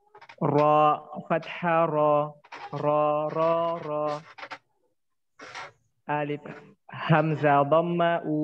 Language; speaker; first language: Arabic; non-native, learner; Indonesian